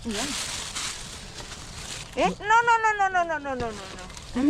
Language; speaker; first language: English; non-native, learner; Indonesian